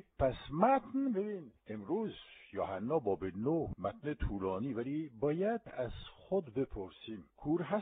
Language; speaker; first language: Persian; non-native, fluent; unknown